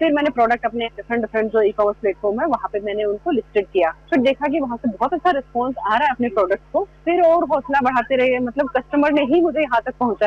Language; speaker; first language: Hindi; native; Hindi